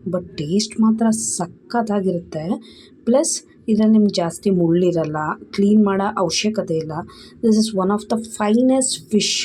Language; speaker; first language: Kannada; native; Kannada